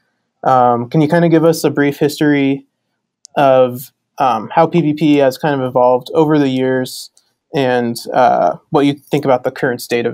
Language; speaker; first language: English; native; English